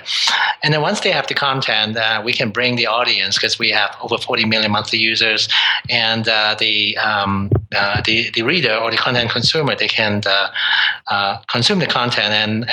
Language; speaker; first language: English; non-native, local second language; Cantonese